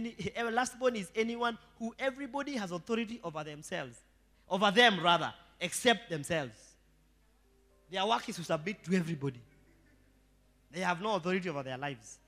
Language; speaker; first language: English; non-native, local second language; Swahili